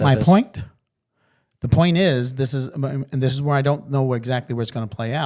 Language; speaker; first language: English; native; English